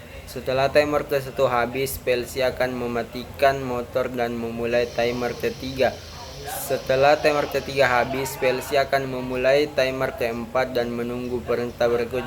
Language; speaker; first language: Indonesian; native; Indonesian